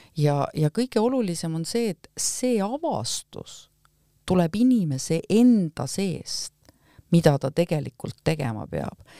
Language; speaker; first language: Estonian; native; Estonian